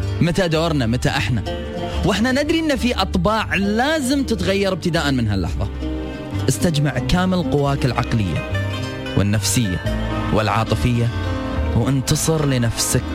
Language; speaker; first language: Arabic; native; Arabic